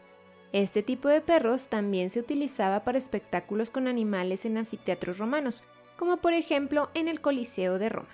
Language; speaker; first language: Spanish; native; Spanish